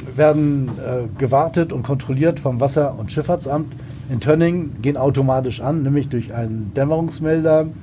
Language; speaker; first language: German; native; German